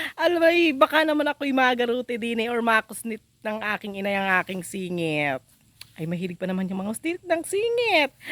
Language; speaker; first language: Filipino; native; Filipino